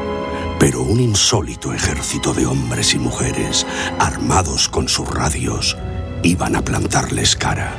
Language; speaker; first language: Spanish; native; Spanish